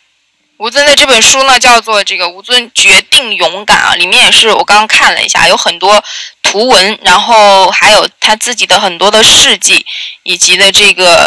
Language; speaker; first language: Chinese; native; Chinese